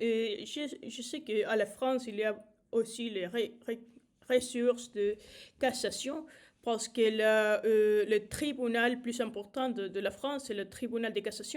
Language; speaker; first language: French; non-native, learner; Spanish